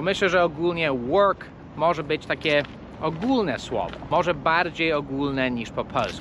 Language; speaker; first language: Polish; non-native, fluent; English